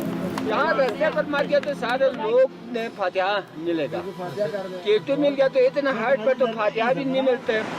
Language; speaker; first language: Hindi; non-native, local second language; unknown